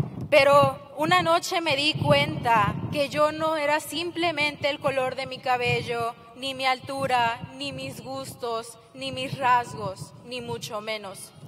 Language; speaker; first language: Spanish; early bilingual, heritage; Spanish